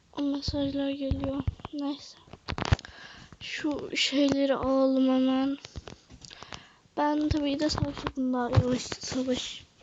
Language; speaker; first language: Turkish; native; Turkish